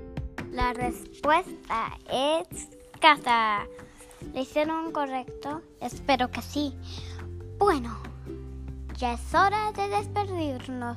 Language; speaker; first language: Spanish; early bilingual, heritage; Spanish